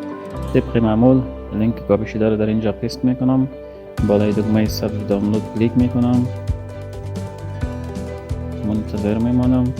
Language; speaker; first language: Persian; native; Persian